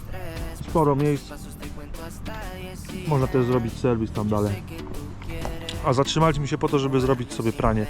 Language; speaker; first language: Polish; native; Polish